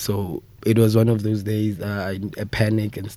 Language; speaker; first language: English; non-native, local second language; Southern Sotho